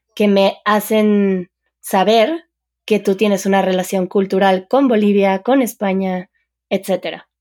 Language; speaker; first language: Spanish; native; Spanish